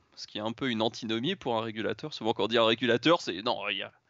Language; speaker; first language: French; native; French